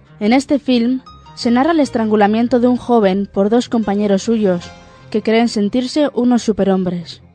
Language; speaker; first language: Spanish; native; Spanish